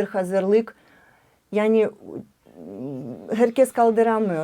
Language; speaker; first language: Turkish; non-native, learner; Russian